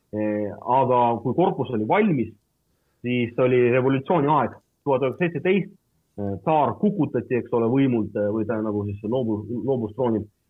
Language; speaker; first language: Estonian; non-native, local second language; Russian